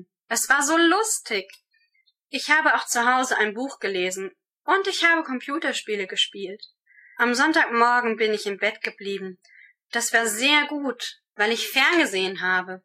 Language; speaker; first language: German; non-native, learner; English